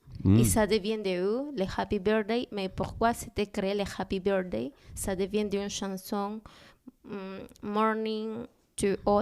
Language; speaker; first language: French; non-native, learner; Spanish